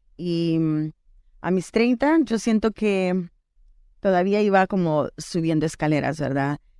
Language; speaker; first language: Spanish; early bilingual, heritage; Spanish